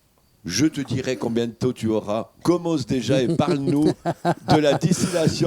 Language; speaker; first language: French; native; French